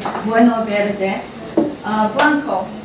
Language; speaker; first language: Spanish; non-native, learner; Chinese